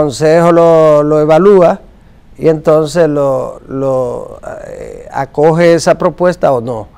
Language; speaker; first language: Spanish; native; Spanish